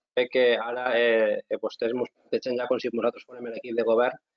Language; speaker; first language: Spanish; non-native, local second language; Catalan